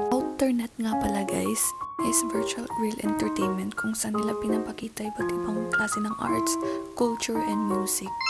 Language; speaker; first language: Filipino; non-native, local second language; Iloko